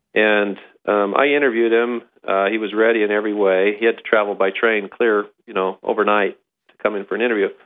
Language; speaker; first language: English; native; English